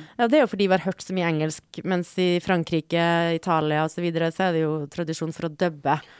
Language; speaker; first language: Norwegian; native; Norwegian